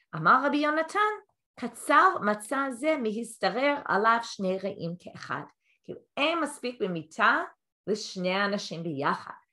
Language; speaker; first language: Hebrew; non-native, fluent; English